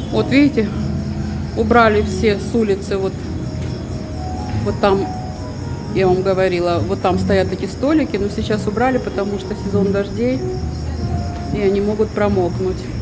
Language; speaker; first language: Russian; native; Russian